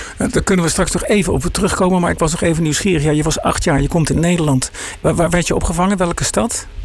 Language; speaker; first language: Dutch; native; Dutch